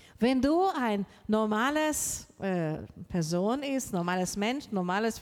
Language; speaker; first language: German; non-native, learner; Portuguese